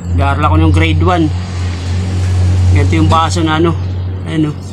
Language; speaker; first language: Filipino; non-native, local second language; Waray